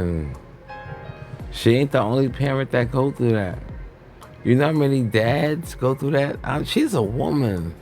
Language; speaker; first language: English; native; English